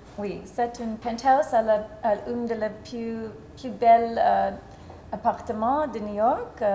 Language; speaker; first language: French; non-native, fluent; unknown